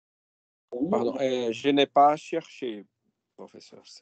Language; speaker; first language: French; non-native, fluent; Portuguese